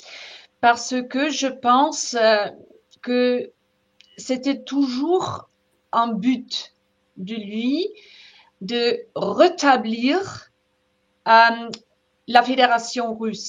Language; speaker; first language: French; non-native, fluent; German